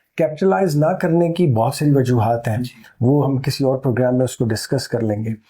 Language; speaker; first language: Urdu; non-native, local second language; Baluchi